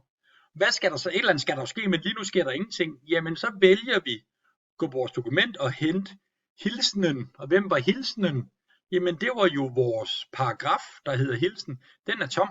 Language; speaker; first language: Danish; native; Danish